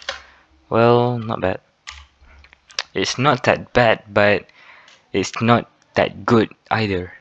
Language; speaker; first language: English; non-native, fluent; Malay